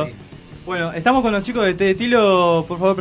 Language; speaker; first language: Spanish; native; Spanish